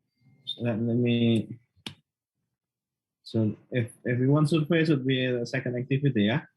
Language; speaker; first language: English; non-native, learner; Malay